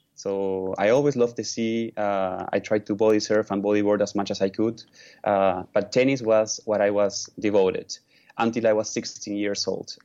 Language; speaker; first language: English; non-native, fluent; Spanish